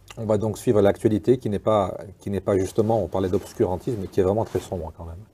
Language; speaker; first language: French; native; French